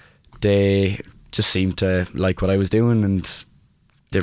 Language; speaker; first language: English; native; English